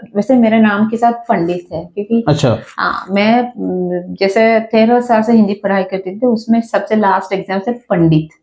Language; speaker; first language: Hindi; non-native, fluent; Sinhala